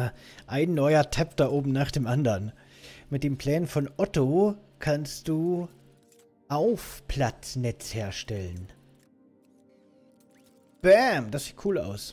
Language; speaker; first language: German; native; German